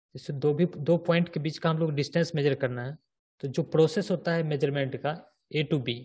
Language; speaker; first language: Hindi; native; Hindi